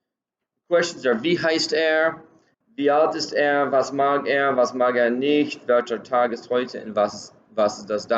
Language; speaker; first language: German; non-native, fluent; English